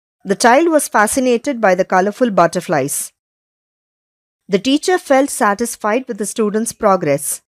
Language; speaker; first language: English; non-native, local second language; Tamil